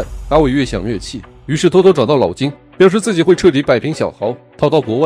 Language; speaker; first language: Chinese; native; Chinese